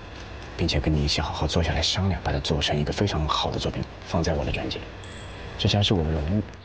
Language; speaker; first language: Chinese; native; Chinese